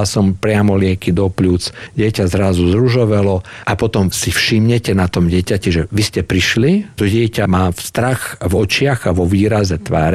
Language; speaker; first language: Slovak; native; Slovak